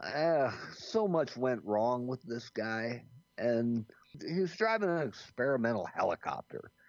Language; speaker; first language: English; native; English